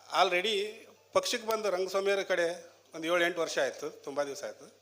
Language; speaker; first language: Kannada; native; Kannada